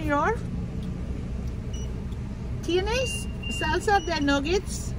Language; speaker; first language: Spanish; non-native, learner; English